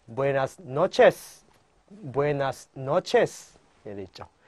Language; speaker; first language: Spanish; non-native, fluent; Korean